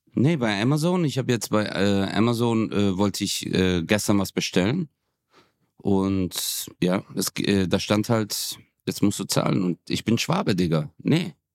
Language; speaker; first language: German; early bilingual, other home language; Turkish